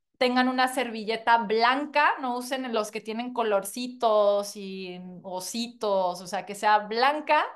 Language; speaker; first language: Spanish; non-native, fluent; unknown